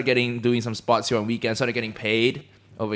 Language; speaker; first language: English; non-native, local second language; Cantonese